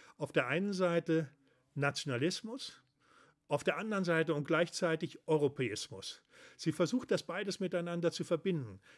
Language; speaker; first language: German; native; German